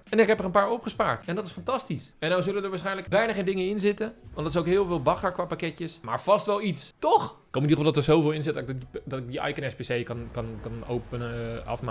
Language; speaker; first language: Dutch; native; Dutch